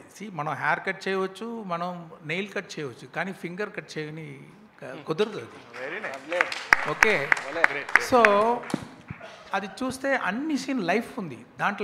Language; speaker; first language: Telugu; non-native, local second language; Tamil